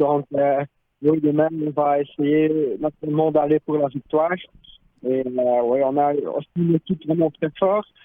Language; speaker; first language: French; non-native, local second language; Dutch